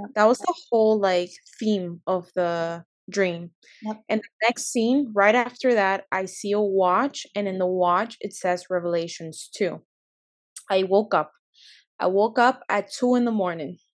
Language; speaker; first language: English; early bilingual, other home language; Spanish